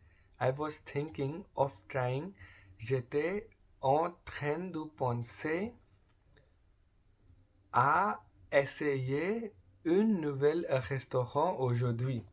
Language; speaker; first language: French; non-native, learner; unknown